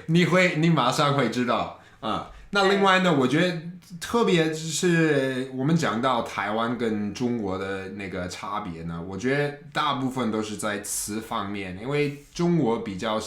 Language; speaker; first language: Chinese; non-native, fluent; English